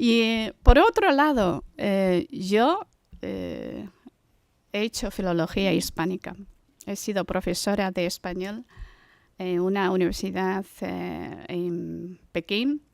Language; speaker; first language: Spanish; non-native, fluent; Chinese